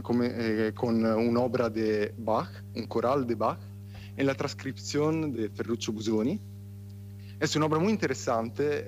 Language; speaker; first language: Spanish; non-native, fluent; Italian